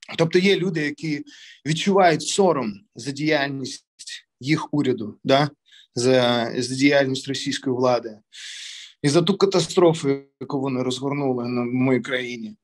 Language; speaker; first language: Ukrainian; non-native, local second language; Russian